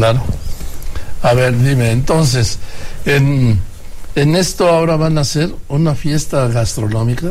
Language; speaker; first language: Spanish; native; Spanish